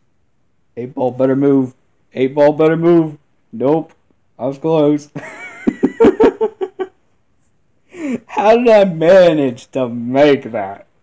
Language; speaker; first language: English; native; English